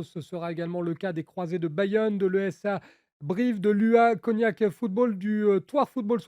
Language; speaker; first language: French; native; French